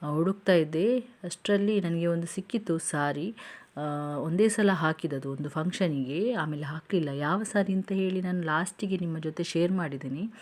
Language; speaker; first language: Kannada; non-native, local second language; Tulu